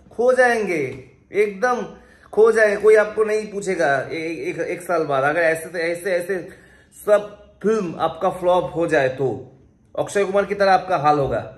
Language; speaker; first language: Hindi; non-native, local second language; Bangla